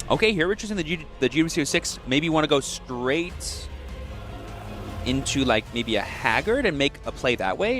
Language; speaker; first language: English; native; English